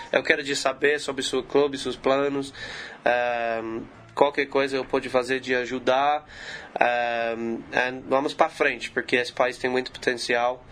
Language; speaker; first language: Portuguese; non-native, learner; English